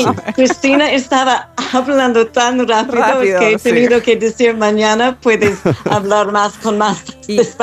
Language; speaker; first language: Spanish; non-native, learner; English